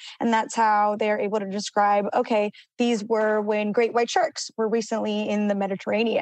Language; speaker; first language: English; early bilingual, other home language; Spanish